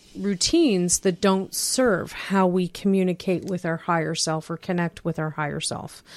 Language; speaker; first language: English; native; English